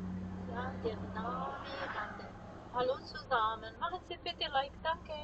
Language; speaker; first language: German; non-native, learner; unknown